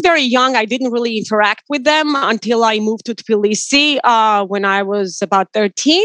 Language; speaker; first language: English; non-native, fluent; Georgian